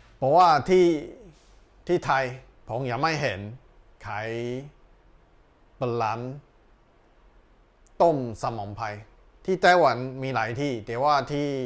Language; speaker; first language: Thai; non-native, learner; Chinese